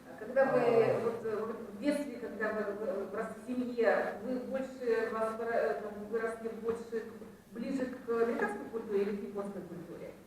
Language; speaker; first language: Russian; native; Russian